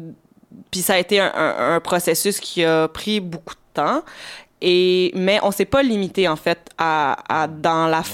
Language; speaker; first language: French; native; French